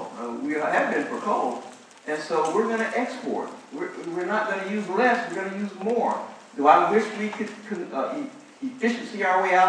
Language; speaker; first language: English; native; English